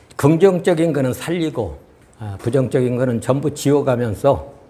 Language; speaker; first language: Korean; native; Korean